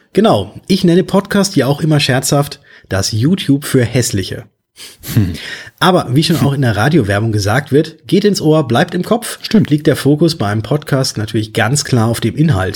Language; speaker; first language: German; native; German